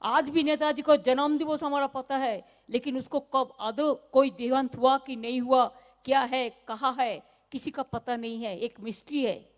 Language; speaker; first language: Hindi; non-native, local second language; Bangla